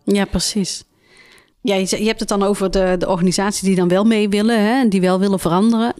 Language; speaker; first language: Dutch; early bilingual, other home language; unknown